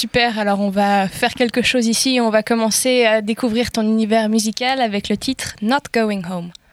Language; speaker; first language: French; native; French